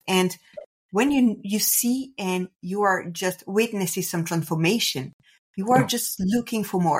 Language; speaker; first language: English; non-native, fluent; French